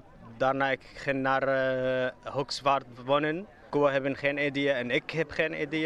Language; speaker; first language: Dutch; non-native, learner; Arabic